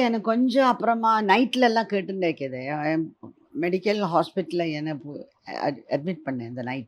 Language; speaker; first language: Tamil; non-native, learner; Malayalam